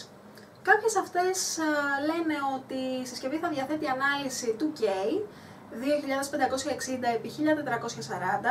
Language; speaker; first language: Greek; native; Greek